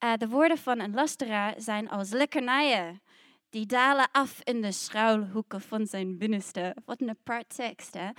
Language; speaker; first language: Dutch; non-native, fluent; English